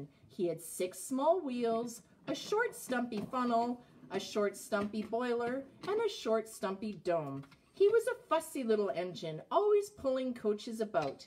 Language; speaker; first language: English; native; English